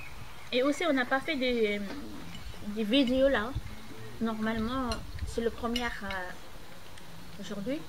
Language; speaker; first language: French; non-native, learner; Filipino